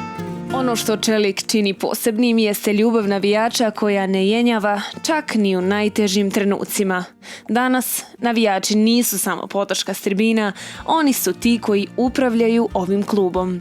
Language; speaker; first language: Bosnian; native; Bosnian